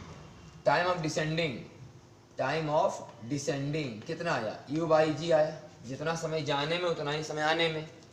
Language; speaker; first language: Hindi; native; Hindi